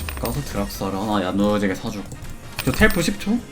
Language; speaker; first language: Korean; native; Korean